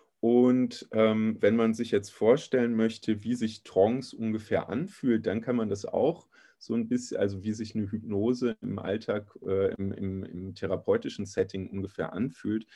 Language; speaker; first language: German; native; German